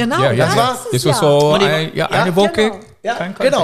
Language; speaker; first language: German; non-native, learner; English